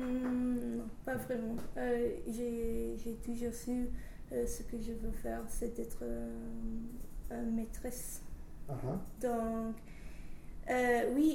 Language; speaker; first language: French; non-native, learner; English